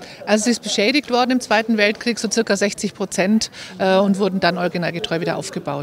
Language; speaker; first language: German; native; German